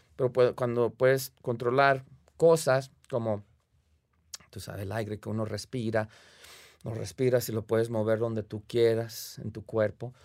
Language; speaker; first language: Spanish; early bilingual, heritage; Spanish